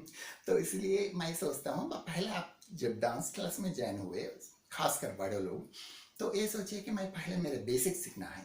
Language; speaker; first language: Hindi; non-native, local second language; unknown